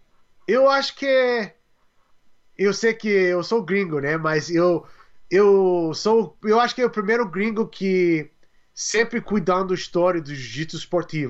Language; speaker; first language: Portuguese; non-native, learner; English